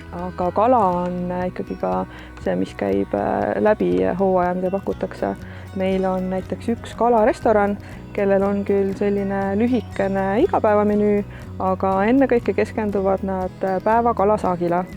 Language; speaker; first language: Estonian; native; Estonian